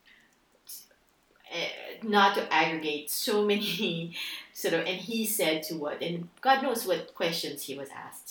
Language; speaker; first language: English; non-native, local second language; Filipino